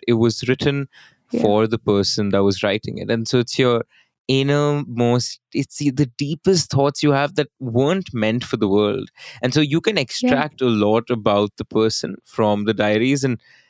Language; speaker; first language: English; non-native, local second language; Hindi